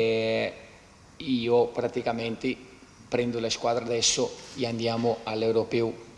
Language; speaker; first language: Italian; non-native, fluent; Portuguese